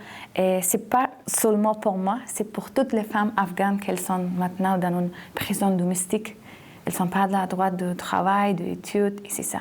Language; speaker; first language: French; non-native, learner; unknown